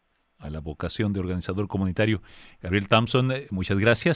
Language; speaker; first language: Spanish; native; Spanish